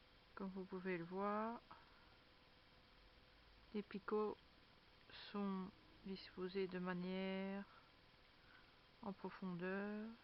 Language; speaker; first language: French; native; French